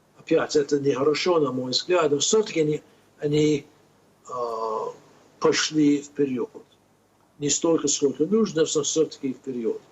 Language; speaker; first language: Russian; non-native, fluent; English